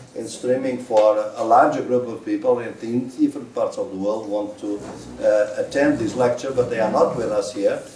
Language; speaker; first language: English; non-native, fluent; Portuguese